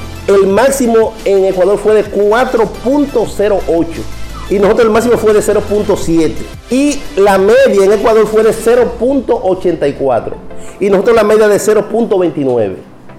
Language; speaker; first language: Spanish; native; Spanish